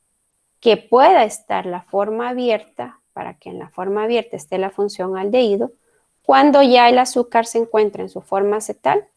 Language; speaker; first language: Spanish; native; Spanish